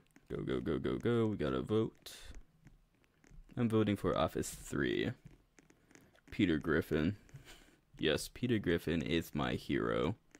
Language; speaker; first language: English; native; English